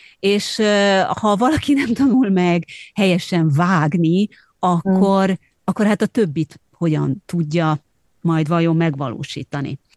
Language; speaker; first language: Hungarian; native; Hungarian